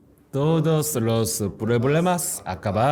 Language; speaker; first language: Spanish; non-native, learner; Korean